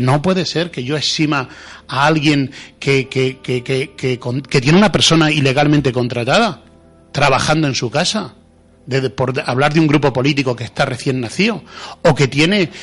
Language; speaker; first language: Spanish; native; Spanish